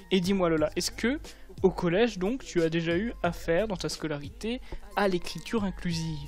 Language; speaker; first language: French; native; French